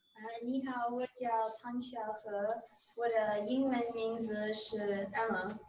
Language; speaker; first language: Chinese; non-native, learner; English